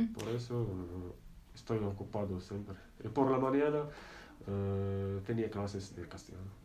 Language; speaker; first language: Spanish; non-native, learner; Arabic